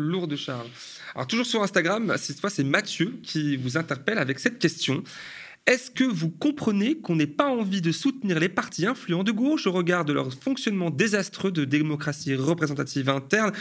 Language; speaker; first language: French; native; French